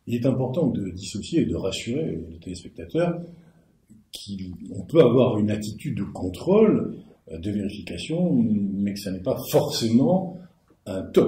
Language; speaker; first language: French; native; French